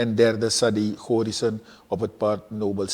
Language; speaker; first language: Dutch; native; Dutch